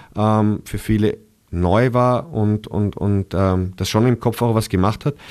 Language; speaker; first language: German; native; German